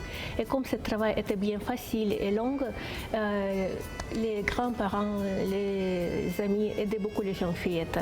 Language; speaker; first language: French; non-native, fluent; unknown